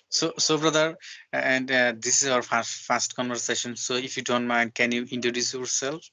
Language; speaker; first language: English; non-native, learner; Bangla